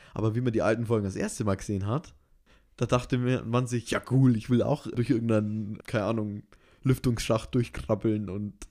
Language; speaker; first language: German; native; German